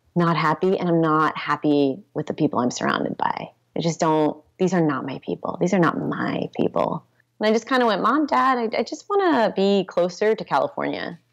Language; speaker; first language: English; native; English